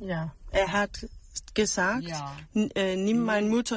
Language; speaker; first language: German; non-native, fluent; Danish